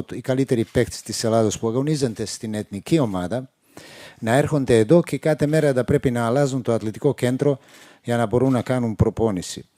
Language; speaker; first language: Greek; non-native, fluent; Serbian